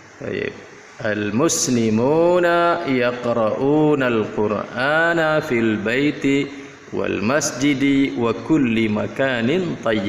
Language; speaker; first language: Arabic; non-native, fluent; Indonesian